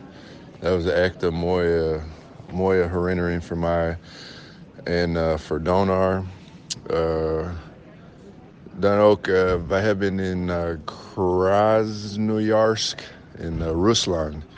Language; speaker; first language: Dutch; non-native, fluent; English